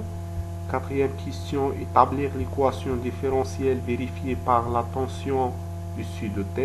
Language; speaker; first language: French; non-native, local second language; Arabic